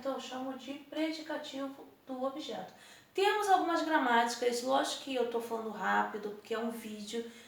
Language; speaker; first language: Portuguese; native; Portuguese